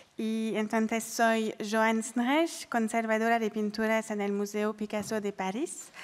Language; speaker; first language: Spanish; non-native, fluent; French